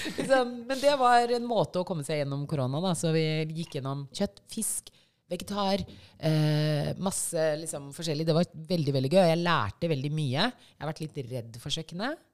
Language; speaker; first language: Norwegian; early bilingual, other home language; Shona